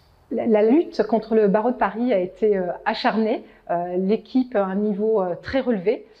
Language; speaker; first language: French; native; French